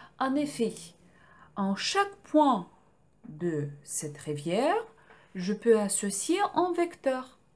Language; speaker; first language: French; non-native, fluent; Ukrainian